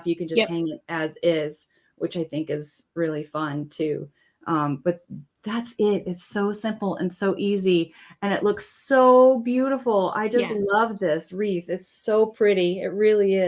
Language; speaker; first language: English; native; English